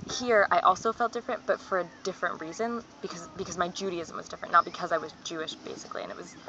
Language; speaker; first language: English; native; English